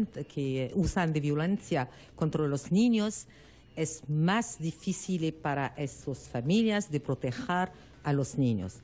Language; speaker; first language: Spanish; non-native, learner; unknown